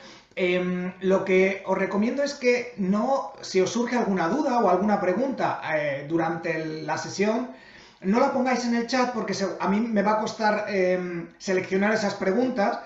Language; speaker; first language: Spanish; native; Spanish